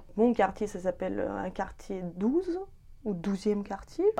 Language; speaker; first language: French; non-native, fluent; Ukrainian